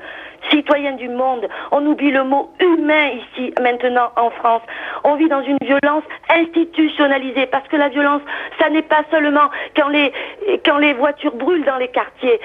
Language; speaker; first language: French; native; French